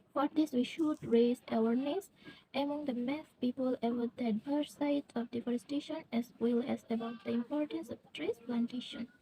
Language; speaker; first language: English; non-native, local second language; Bangla